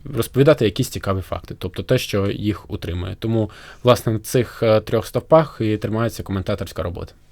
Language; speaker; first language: Ukrainian; non-native, local second language; Russian